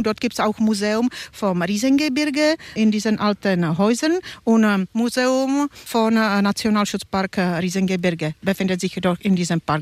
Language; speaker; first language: German; non-native, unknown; Czech